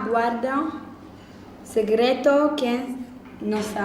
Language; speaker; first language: Spanish; early bilingual, heritage; Ladino